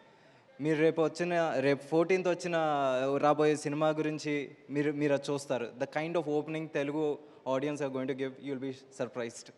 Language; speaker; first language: Telugu; native; Telugu